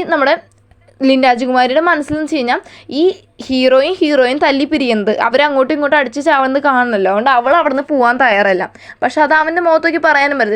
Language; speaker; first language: Malayalam; native; Malayalam